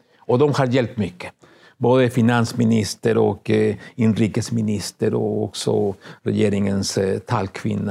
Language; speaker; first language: Swedish; non-native, fluent; Spanish